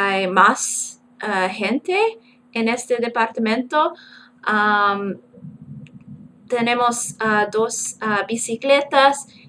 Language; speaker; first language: Spanish; non-native, learner; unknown